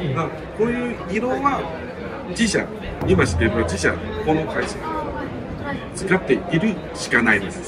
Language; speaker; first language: Japanese; non-native, learner; Chinese